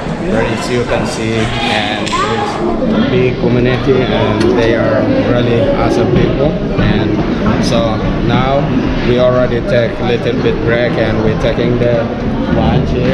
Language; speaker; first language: English; non-native, learner; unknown